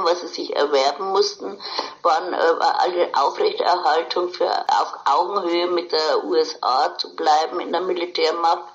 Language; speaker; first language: German; native; German